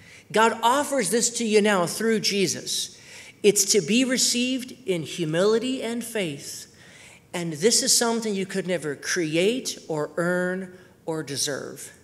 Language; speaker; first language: English; native; English